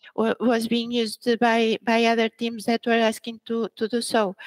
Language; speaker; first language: English; early bilingual, other home language; Portuguese